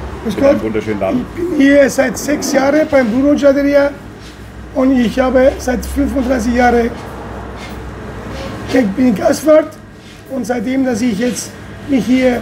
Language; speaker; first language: German; non-native, fluent; Italian